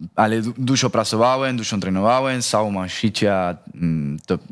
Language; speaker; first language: Polish; non-native, learner; Spanish